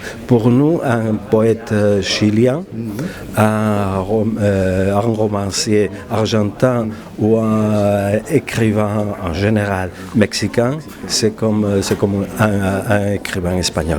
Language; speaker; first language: French; non-native, fluent; Spanish